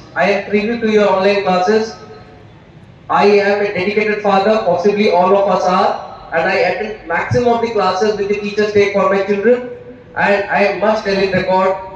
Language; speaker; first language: English; non-native, local second language; Hindi